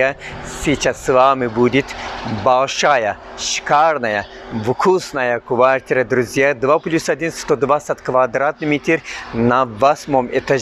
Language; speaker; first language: Russian; non-native, learner; Turkish